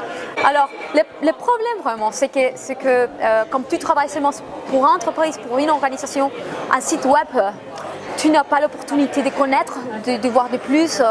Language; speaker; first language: French; non-native, fluent; Spanish